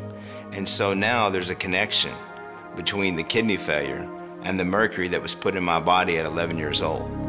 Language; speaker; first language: English; native; English